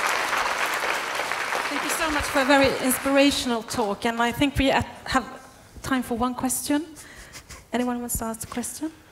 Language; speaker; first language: English; non-native, fluent; Swedish